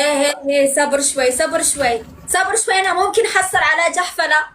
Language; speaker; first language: Arabic; non-native, learner; Pashto